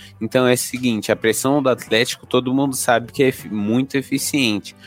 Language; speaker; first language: Portuguese; native; Portuguese